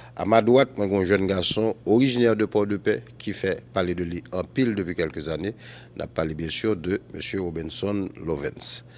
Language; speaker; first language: French; non-native, local second language; Haitian Creole